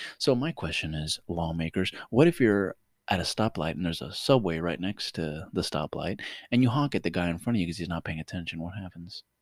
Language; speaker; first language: English; native; English